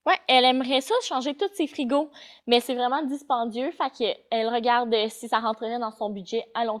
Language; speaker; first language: French; native; French